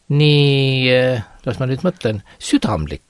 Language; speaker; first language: Estonian; native; Estonian